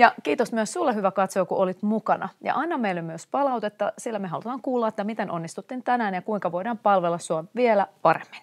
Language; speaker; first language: Finnish; native; Finnish